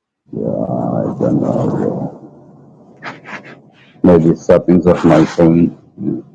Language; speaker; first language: English; non-native, learner; Dutch